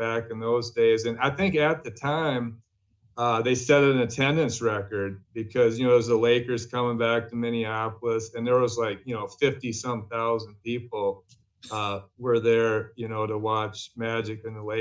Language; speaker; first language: English; native; English